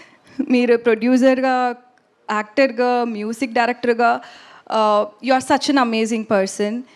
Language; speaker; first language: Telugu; non-native, learner; Tamil